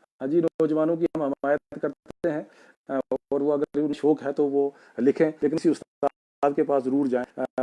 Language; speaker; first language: Urdu; non-native, local second language; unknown